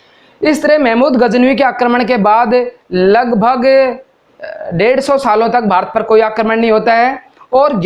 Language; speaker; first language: Hindi; native; Hindi